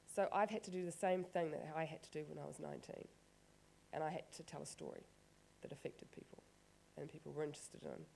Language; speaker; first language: English; native; English